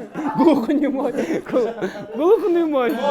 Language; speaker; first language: Russian; non-native, local second language; Kazakh